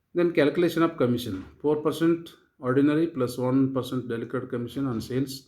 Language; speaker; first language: English; non-native, local second language; Kannada